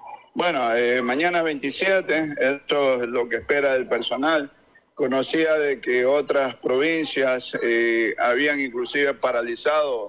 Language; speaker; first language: Spanish; native; Spanish